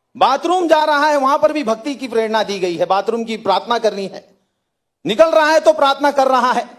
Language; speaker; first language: Hindi; native; Hindi